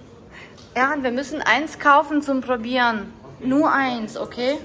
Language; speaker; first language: German; non-native, learner; Lithuanian